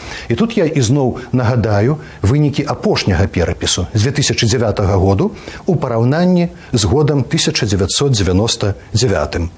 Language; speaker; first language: Belarusian; native; Belarusian